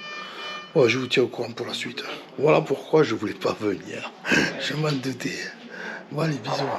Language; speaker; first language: French; native; French